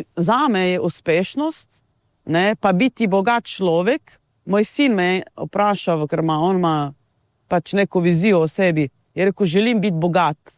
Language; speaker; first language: Slovenian; non-native, local second language; Romany